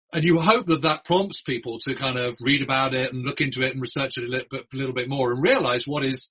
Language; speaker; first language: English; native; English